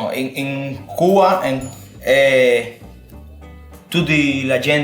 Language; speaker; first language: Italian; non-native, learner; Spanish